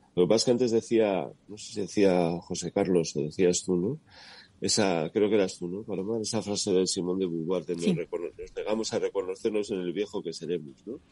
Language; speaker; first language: Spanish; native; Spanish